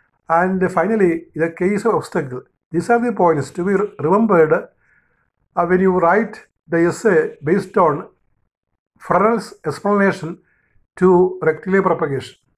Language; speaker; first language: English; non-native, local second language; Malayalam